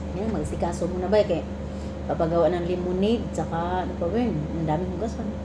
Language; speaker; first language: Filipino; non-native, local second language; Cebuano